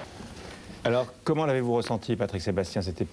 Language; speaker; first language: French; native; French